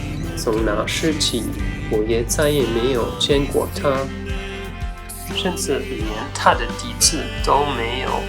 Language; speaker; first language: Chinese; non-native, fluent; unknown